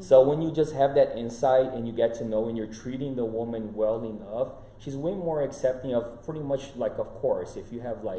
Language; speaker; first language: English; non-native, fluent; Portuguese